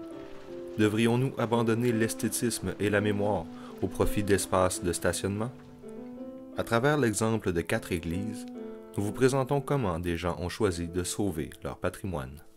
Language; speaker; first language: French; native; French